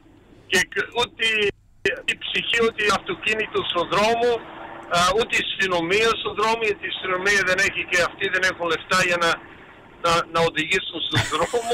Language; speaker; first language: Greek; early bilingual, heritage; Greek